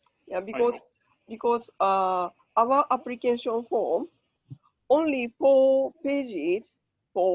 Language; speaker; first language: English; non-native, learner; Japanese